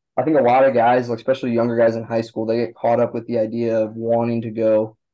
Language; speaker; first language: English; native; English